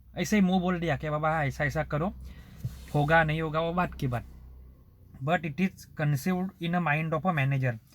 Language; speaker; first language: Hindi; non-native, local second language; Marathi